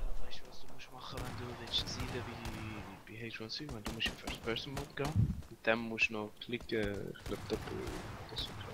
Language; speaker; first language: German; native; German